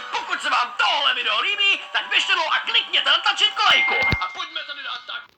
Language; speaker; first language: Czech; native; Czech